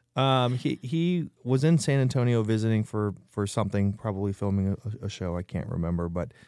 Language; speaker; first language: English; native; English